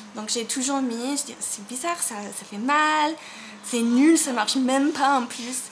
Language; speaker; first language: French; non-native, fluent; English